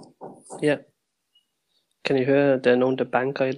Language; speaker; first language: Danish; early bilingual, heritage; Danish